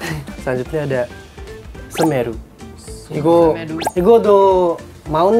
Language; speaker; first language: Korean; non-native, learner; Indonesian